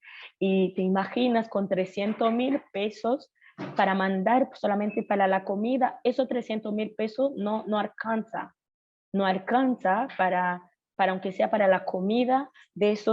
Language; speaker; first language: Spanish; non-native, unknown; Haitian Creole